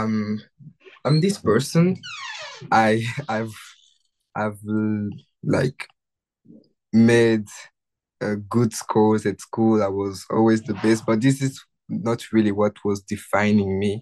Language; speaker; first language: English; non-native, fluent; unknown